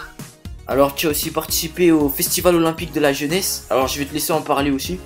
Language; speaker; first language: French; native; French